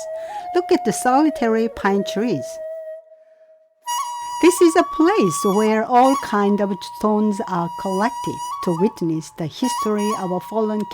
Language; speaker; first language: English; non-native, fluent; Korean